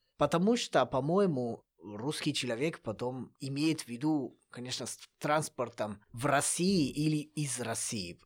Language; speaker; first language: Russian; non-native, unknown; Italian